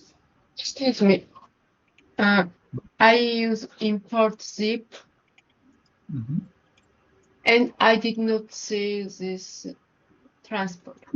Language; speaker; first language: English; non-native, learner; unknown